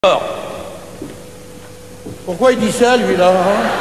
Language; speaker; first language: French; native; French